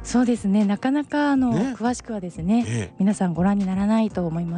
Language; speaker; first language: Japanese; native; Japanese